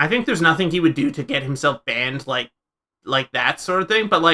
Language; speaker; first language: English; native; English